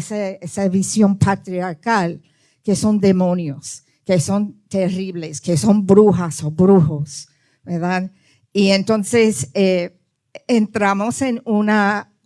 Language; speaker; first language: Spanish; early bilingual, heritage; Spanish